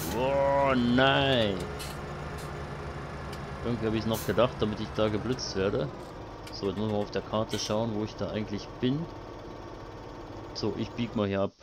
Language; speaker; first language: German; native; German